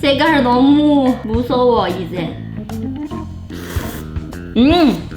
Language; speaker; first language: Korean; non-native, learner; Chinese